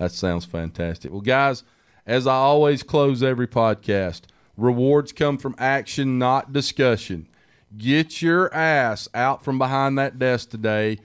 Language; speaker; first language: English; native; English